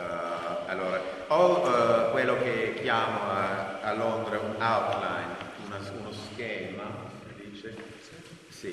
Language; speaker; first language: Italian; non-native, fluent; English